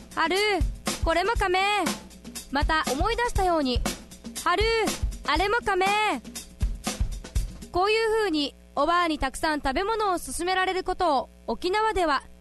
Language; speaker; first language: Japanese; native; Japanese